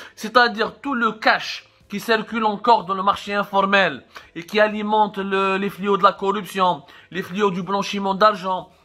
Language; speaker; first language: French; non-native, local second language; Arabic